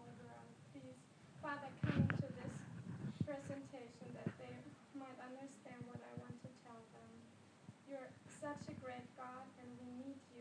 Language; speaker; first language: English; non-native, fluent; German